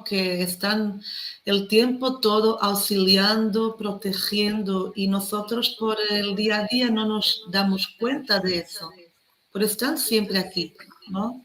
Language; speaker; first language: Spanish; non-native, fluent; Portuguese